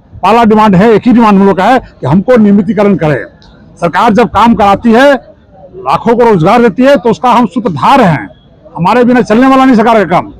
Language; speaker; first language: Hindi; native; Hindi